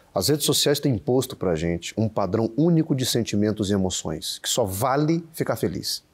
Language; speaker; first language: Portuguese; native; Portuguese